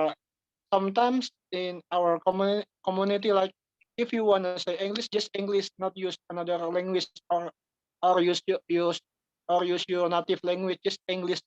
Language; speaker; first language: English; non-native, learner; Indonesian